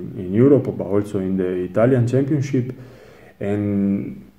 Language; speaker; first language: English; non-native, learner; Italian